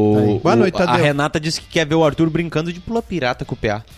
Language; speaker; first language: Portuguese; native; Portuguese